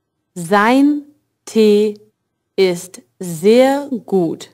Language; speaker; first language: German; non-native, fluent; English